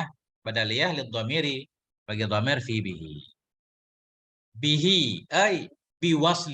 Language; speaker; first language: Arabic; non-native, fluent; Indonesian